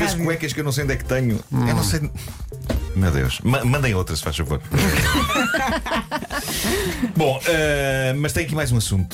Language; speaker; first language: Portuguese; native; Portuguese